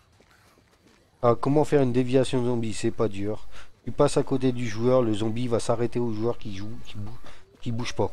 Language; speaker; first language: French; native; French